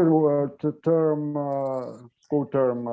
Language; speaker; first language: English; non-native, learner; Bulgarian